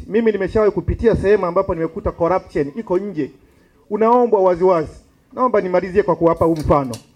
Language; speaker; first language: Swahili; native; Swahili